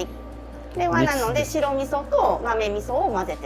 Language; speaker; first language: Japanese; native; Japanese